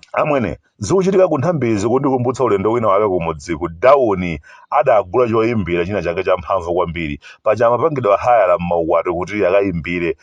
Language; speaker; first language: Nyanja; native; Nyanja